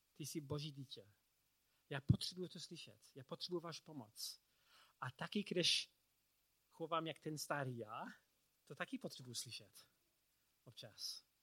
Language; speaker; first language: Czech; non-native, learner; English